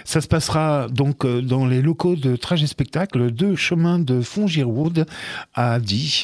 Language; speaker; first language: French; native; French